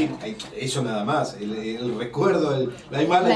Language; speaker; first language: Spanish; native; Spanish